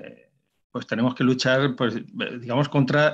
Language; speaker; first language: Spanish; native; Spanish